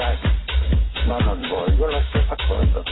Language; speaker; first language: Italian; non-native, fluent; English